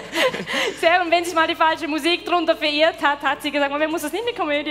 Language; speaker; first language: German; native; German